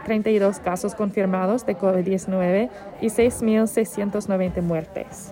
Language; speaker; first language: Spanish; non-native, learner; English